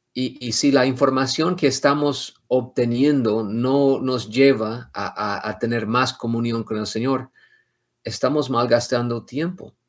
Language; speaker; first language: Spanish; non-native, fluent; English